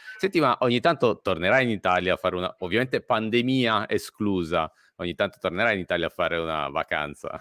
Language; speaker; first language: Italian; native; Italian